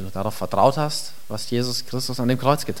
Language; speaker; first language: German; native; German